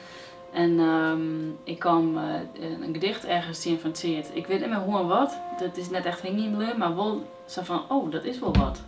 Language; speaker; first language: Dutch; non-native, local second language; Western Frisian